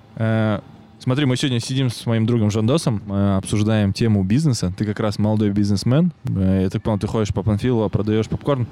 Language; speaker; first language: Russian; native; Russian